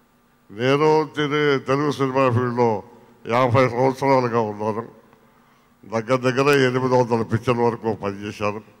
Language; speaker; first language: Telugu; native; Telugu